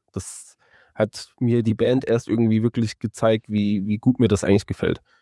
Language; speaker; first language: German; native; German